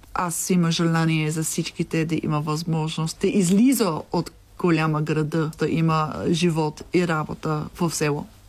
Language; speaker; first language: Bulgarian; non-native, learner; English